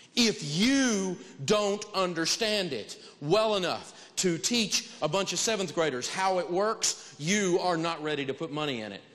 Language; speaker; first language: English; native; English